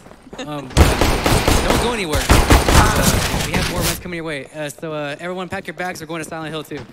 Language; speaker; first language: English; native; English